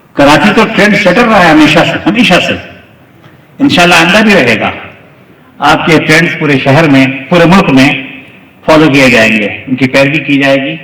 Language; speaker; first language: Urdu; native; Urdu